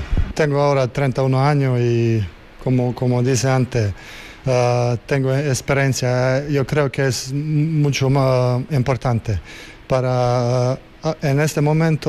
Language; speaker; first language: Spanish; non-native, learner; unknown